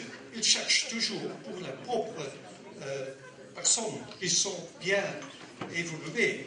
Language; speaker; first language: French; non-native, learner; Dutch